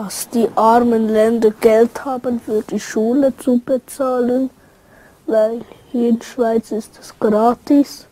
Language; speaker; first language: German; early bilingual, other home language; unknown